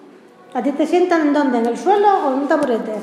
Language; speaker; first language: Spanish; native; Spanish